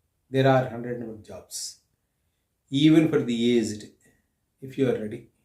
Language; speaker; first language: English; non-native, local second language; Telugu